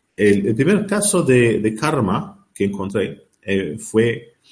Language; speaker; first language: Spanish; non-native, fluent; Arabic